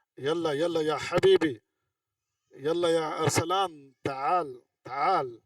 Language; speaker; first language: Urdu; non-native, local second language; Punjabi